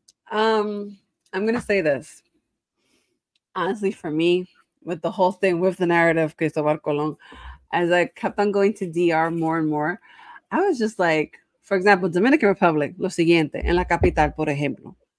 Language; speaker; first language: English; early bilingual, other home language; Spanish